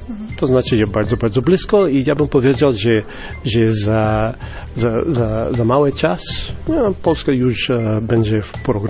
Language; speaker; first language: Polish; non-native, fluent; English